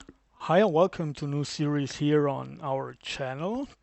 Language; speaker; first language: English; non-native, fluent; German